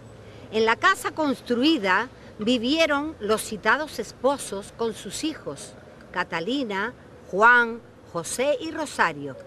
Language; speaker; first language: Spanish; native; Spanish